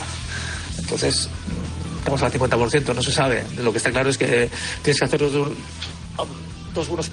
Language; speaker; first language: Spanish; non-native, learner; Norwegian